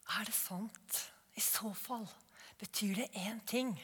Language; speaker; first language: Norwegian; native; Norwegian